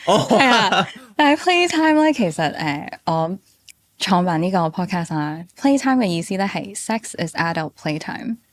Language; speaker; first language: Cantonese; early bilingual, heritage; Cantonese